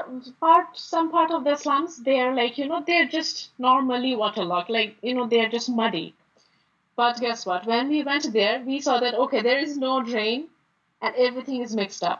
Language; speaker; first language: English; non-native, local second language; Bangla